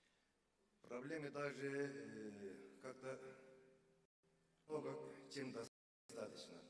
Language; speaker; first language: Russian; non-native, fluent; Azerbaijani